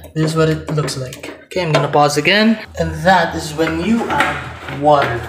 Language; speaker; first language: English; non-native, local second language; Filipino